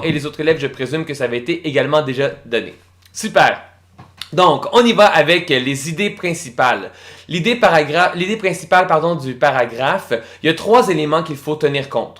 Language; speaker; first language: French; native; French